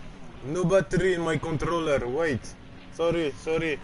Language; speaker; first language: English; non-native, learner; French